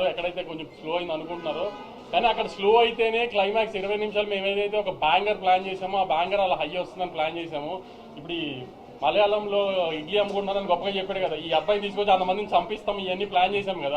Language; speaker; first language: Telugu; native; Telugu